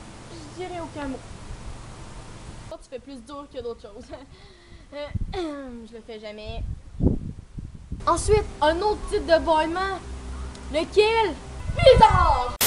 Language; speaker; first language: French; native; French